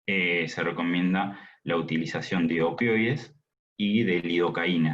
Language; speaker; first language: Spanish; native; Spanish